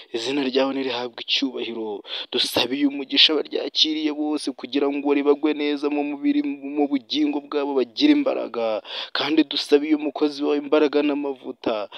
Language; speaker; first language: Kinyarwanda; native; Kinyarwanda